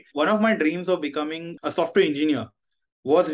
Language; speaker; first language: English; non-native, local second language; Hindi